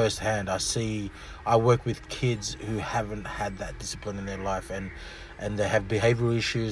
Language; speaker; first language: English; non-native, local second language; Fijian